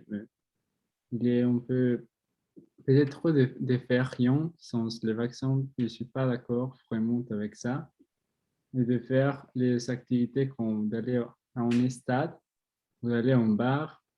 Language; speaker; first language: French; non-native, learner; Spanish